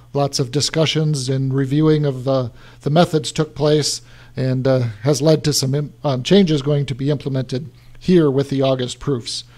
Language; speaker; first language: English; native; English